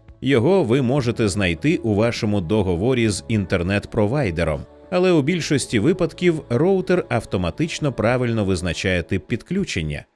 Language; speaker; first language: Ukrainian; native; Ukrainian